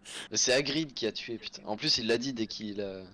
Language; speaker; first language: French; native; French